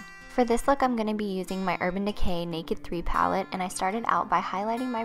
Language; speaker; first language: English; native; English